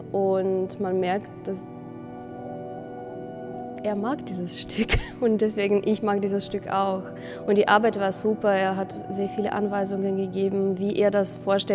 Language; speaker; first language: German; non-native, fluent; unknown